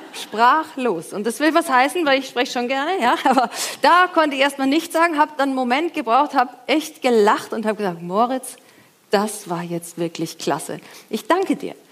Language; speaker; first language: German; native; German